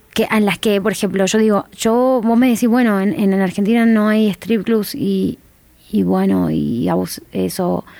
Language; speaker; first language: Spanish; native; Spanish